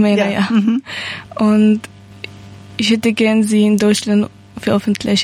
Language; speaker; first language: German; non-native, learner; Persian